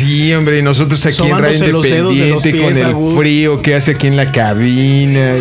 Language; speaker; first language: Spanish; native; Spanish